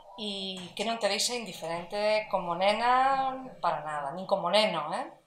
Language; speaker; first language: Galician; native; Galician